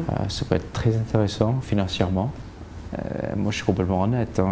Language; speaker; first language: French; non-native, fluent; English